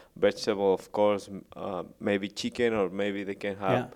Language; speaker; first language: English; non-native, fluent; Spanish